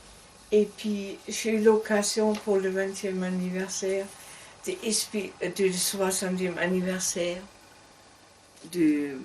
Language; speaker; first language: French; non-native, learner; German